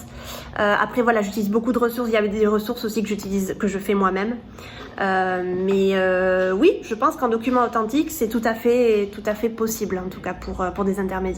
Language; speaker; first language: French; native; French